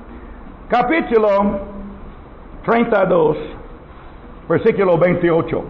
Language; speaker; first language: Spanish; non-native, learner; English